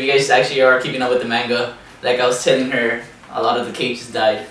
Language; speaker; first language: English; native; English